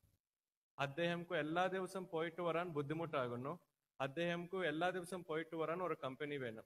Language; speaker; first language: Malayalam; non-native, learner; Telugu